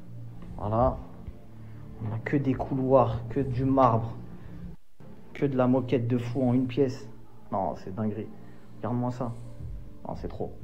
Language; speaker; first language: French; native; French